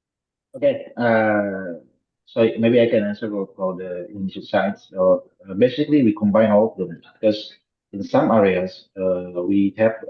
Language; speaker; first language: English; non-native, fluent; Indonesian